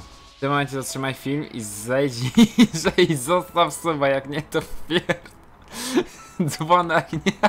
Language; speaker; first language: Polish; native; Polish